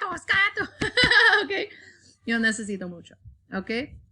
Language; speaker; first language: Spanish; non-native, learner; English